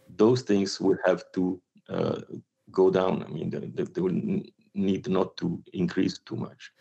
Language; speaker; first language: English; non-native, fluent; Italian